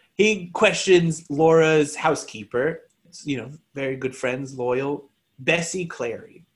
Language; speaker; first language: English; native; English